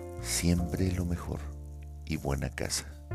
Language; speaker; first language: Spanish; native; Spanish